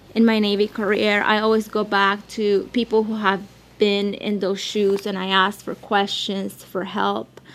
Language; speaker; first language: English; early bilingual, other home language; Spanish